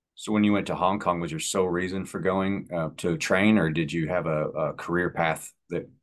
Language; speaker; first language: English; native; English